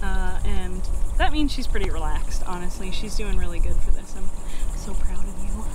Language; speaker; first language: English; native; English